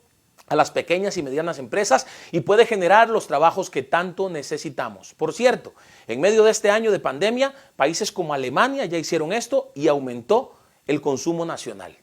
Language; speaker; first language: Spanish; native; Spanish